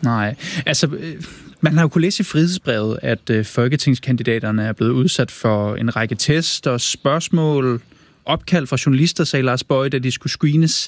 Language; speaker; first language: Danish; native; Danish